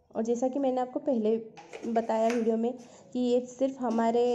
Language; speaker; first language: Hindi; non-native, local second language; Odia